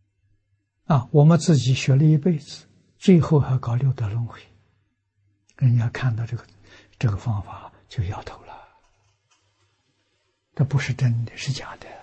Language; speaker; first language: Chinese; native; Chinese